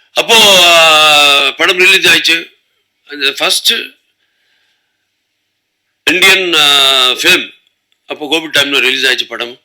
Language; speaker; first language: Tamil; non-native, local second language; Telugu